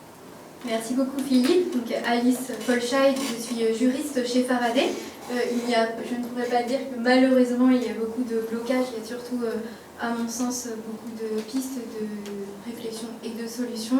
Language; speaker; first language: French; native; French